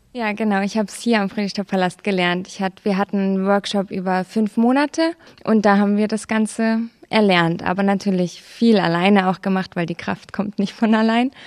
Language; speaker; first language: German; native; German